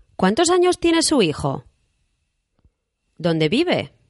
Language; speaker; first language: Spanish; native; Spanish